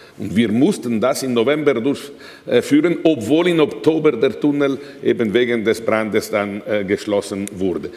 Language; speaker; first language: German; non-native, local second language; Italian